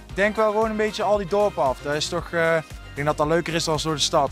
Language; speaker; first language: Dutch; native; Dutch